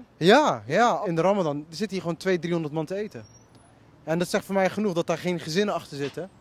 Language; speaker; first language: Dutch; early bilingual, other home language; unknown